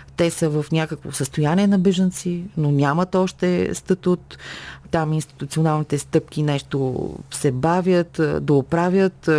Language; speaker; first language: Bulgarian; native; Bulgarian